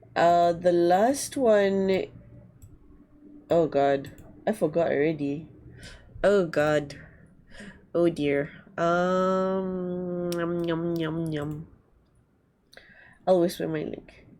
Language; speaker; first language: English; non-native, learner; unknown